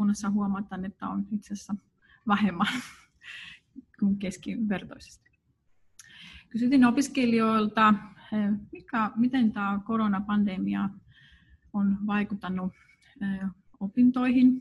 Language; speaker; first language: Finnish; non-native, fluent; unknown